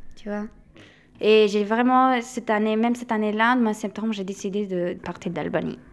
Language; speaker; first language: French; non-native, fluent; Albanian